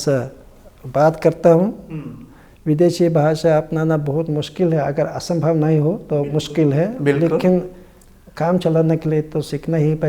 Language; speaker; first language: Hindi; non-native, learner; Mongolian